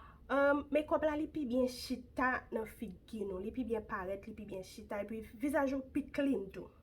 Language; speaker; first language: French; non-native, local second language; Haitian Creole